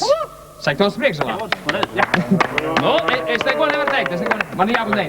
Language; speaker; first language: Latvian; native; Latvian